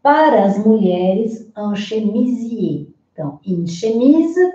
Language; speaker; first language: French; non-native, fluent; Portuguese